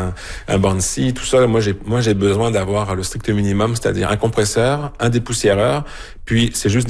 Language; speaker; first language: French; native; French